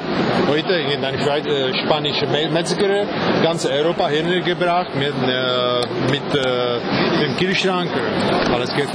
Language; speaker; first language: German; non-native, fluent; Czech